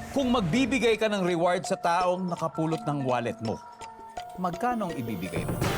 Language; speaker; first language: Filipino; native; Filipino